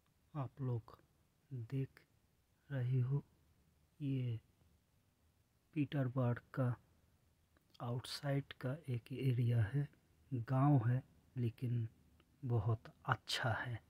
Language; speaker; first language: Hindi; non-native, local second language; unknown